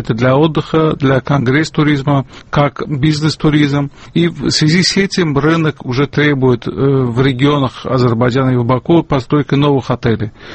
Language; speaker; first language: Russian; non-native, local second language; Azerbaijani